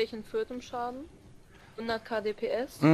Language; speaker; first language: German; native; German